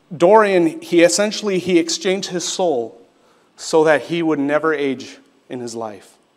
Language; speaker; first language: English; native; English